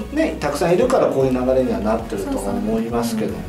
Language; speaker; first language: Japanese; native; Japanese